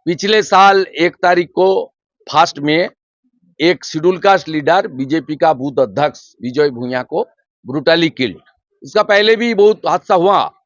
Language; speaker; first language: Hindi; non-native, local second language; Bangla